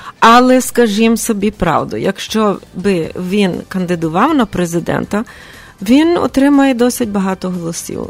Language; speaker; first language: Ukrainian; early bilingual, heritage; Ukrainian